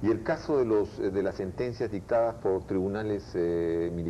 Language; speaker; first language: Spanish; native; Spanish